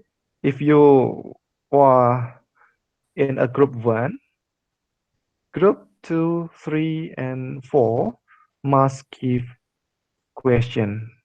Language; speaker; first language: English; non-native, fluent; Indonesian